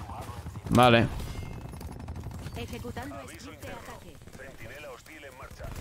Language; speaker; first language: Spanish; native; Spanish